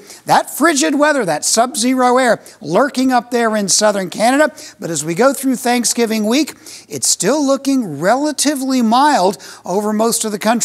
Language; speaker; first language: English; native; English